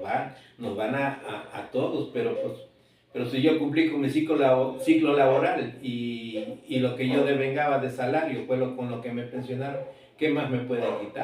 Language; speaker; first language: Spanish; native; Spanish